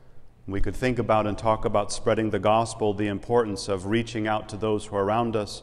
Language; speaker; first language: English; native; English